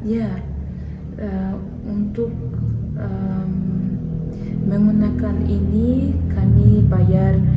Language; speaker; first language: Indonesian; non-native, learner; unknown